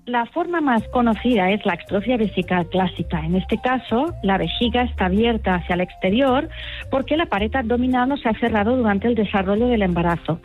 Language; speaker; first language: Spanish; native; Spanish